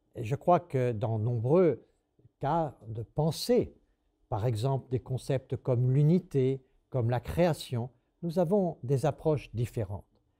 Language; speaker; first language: French; native; French